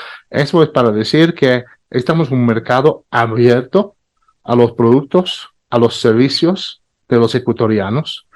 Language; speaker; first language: Spanish; non-native, fluent; English